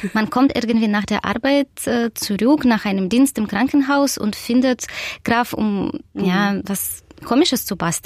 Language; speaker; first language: German; non-native, fluent; Russian